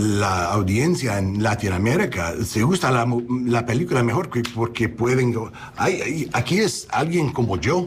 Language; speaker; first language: Spanish; non-native, learner; English